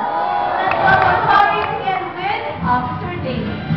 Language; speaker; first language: English; non-native, local second language; Filipino